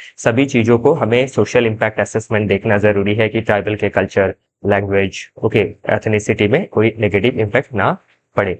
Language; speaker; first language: Hindi; non-native, local second language; Assamese